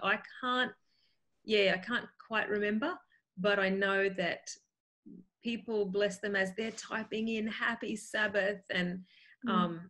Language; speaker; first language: English; native; English